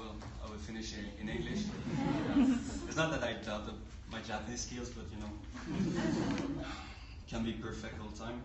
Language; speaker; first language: English; non-native, learner; French